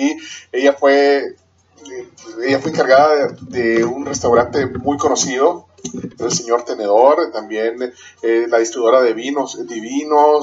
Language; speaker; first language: Spanish; native; Spanish